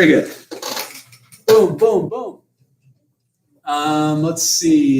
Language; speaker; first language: English; native; English